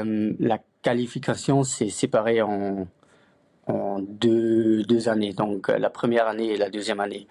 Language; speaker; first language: French; non-native, fluent; Luxembourgish